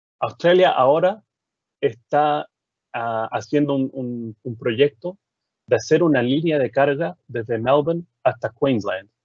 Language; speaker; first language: Spanish; early bilingual, heritage; English